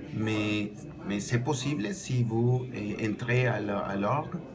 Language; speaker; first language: French; non-native, learner; Spanish